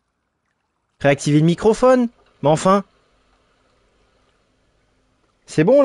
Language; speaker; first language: French; native; French